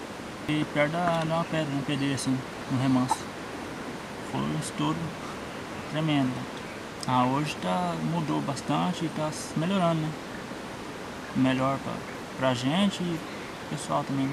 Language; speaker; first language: Portuguese; native; Portuguese